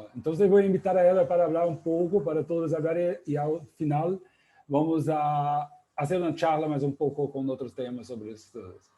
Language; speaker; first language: Spanish; non-native, fluent; Portuguese